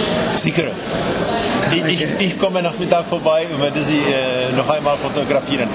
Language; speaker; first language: German; non-native, fluent; Czech